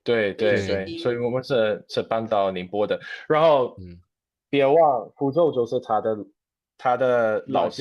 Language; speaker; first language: Chinese; non-native, fluent; English